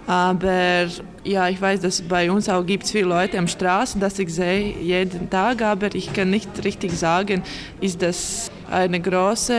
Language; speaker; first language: German; non-native, learner; Latvian